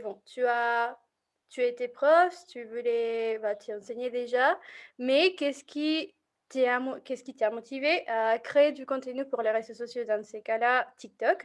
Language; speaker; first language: French; non-native, fluent; Spanish